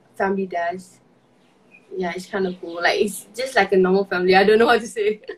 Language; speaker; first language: English; non-native, local second language; Malay